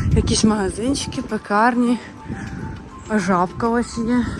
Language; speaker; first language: Ukrainian; native; Ukrainian